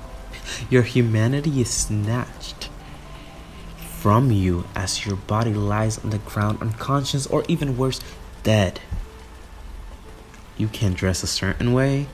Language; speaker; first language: English; native; English